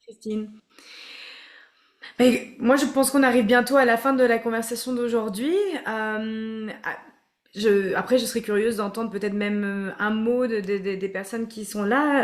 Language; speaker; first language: French; native; French